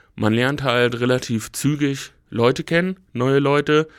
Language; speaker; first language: German; native; German